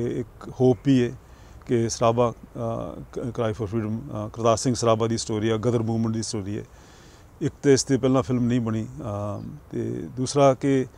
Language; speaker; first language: Punjabi; early bilingual, heritage; Punjabi